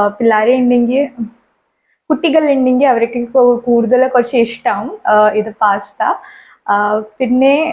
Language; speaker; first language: Malayalam; native; Malayalam